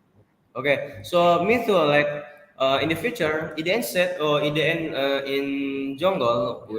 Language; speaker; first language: English; non-native, learner; Indonesian